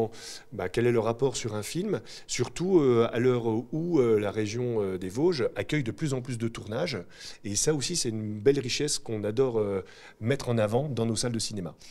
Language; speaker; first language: French; native; French